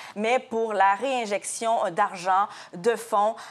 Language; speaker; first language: French; native; French